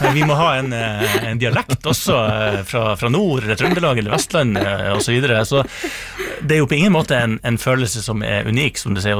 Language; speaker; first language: Norwegian; native; Norwegian